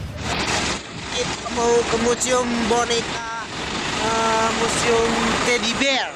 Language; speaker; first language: Indonesian; non-native, learner; Korean